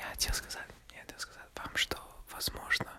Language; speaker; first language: Russian; non-native, learner; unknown